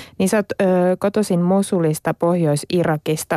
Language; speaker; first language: Finnish; native; Finnish